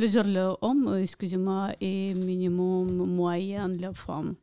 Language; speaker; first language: French; non-native, learner; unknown